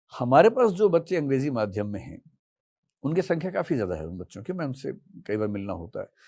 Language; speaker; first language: Hindi; native; Hindi